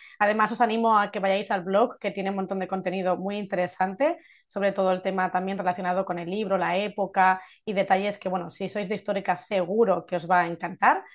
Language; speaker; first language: Spanish; native; Spanish